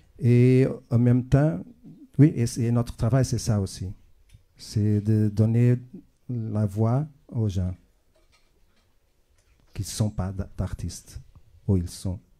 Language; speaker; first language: French; non-native, fluent; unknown